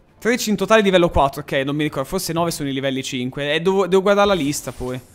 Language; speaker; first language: Italian; native; Italian